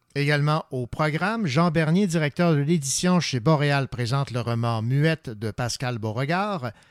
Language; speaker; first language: French; native; French